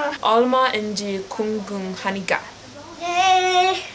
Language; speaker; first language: Korean; non-native, learner; English